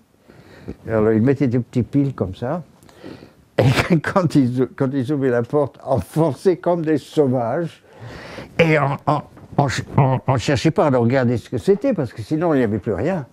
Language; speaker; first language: French; non-native, fluent; English